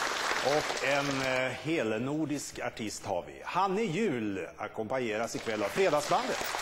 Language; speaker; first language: Swedish; native; Swedish